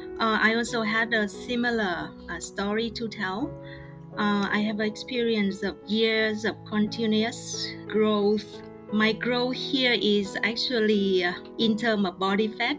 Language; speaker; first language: English; non-native, fluent; Vietnamese